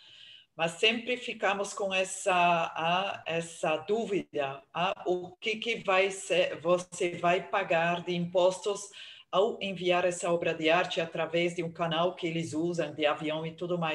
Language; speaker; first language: Portuguese; non-native, fluent; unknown